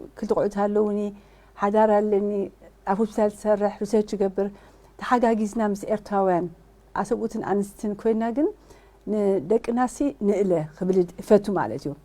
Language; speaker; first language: Tigrinya; early bilingual, heritage; Tigrinya